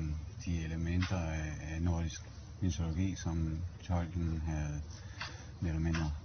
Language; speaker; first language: Danish; early bilingual, heritage; English